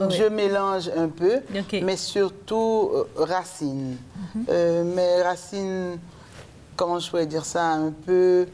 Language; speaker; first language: French; native; French